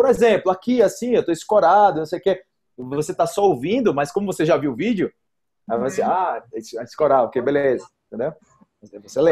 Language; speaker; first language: Portuguese; native; Portuguese